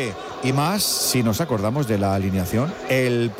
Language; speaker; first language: Spanish; native; Spanish